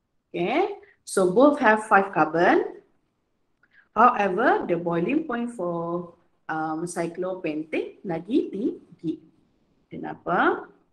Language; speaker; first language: English; non-native, local second language; Malay